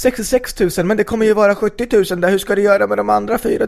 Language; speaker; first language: Swedish; native; Swedish